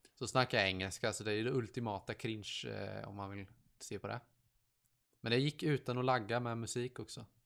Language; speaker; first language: Swedish; native; Swedish